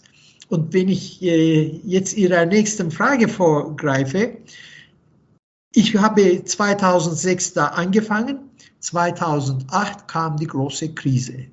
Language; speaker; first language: German; non-native, fluent; Turkish